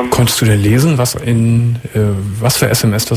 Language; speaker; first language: German; native; German